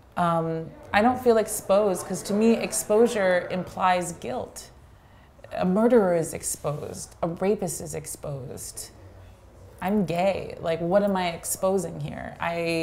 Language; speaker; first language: English; native; English